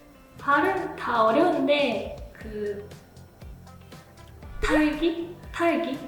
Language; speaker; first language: Korean; non-native, learner; Japanese